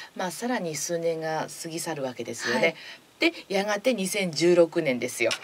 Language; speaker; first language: Japanese; native; Japanese